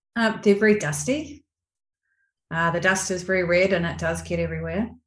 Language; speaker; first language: English; native; English